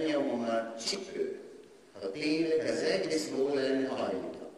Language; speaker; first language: Hungarian; non-native, learner; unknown